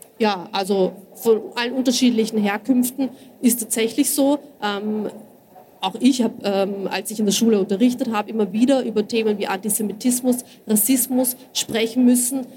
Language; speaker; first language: German; early bilingual, other home language; Bosnian